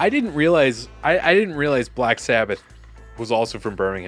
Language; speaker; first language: English; native; English